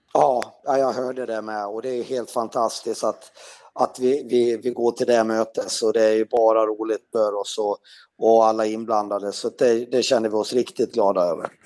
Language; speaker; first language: Swedish; native; Swedish